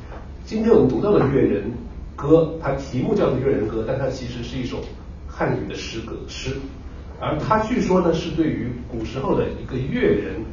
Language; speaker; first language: Chinese; native; Chinese